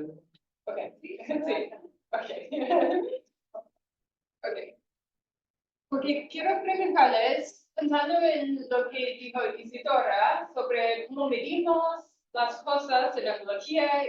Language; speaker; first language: Spanish; non-native, fluent; English